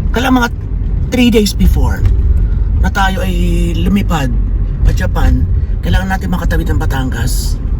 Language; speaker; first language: Filipino; native; Filipino